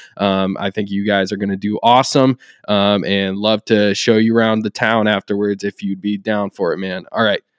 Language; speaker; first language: English; native; English